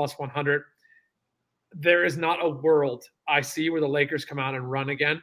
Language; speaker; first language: English; native; English